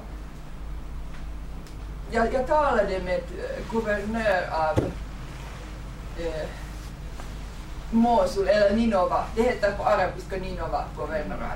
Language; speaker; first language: Swedish; non-native, fluent; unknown